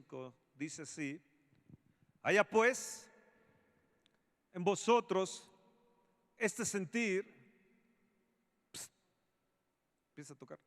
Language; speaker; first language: Spanish; native; Spanish